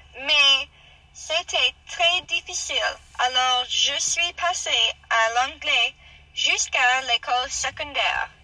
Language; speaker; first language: French; non-native, learner; English